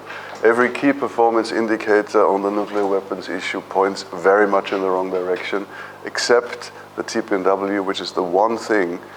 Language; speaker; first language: English; non-native, fluent; German